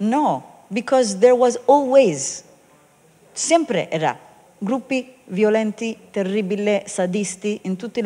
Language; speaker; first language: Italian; non-native, learner; Hebrew